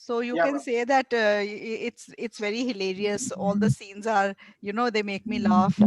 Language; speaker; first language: English; non-native, local second language; Hindi